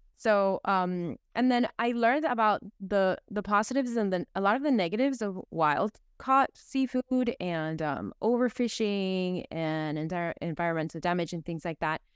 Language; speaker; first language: English; early bilingual, other home language; Spanish